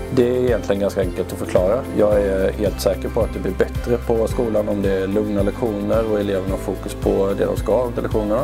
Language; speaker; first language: Swedish; native; Swedish